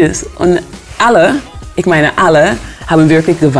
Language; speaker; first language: German; non-native, fluent; English